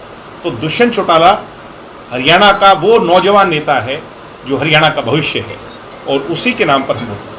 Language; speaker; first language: Hindi; native; Hindi